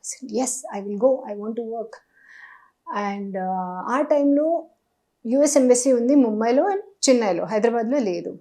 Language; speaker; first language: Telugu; non-native, local second language; Hindi